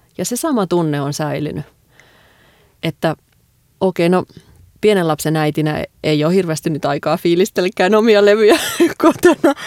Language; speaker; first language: Finnish; native; Finnish